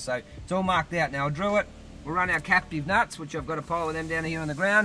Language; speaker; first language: English; native; English